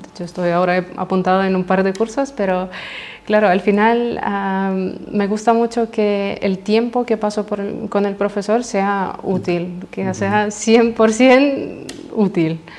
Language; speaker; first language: Spanish; non-native, fluent; Russian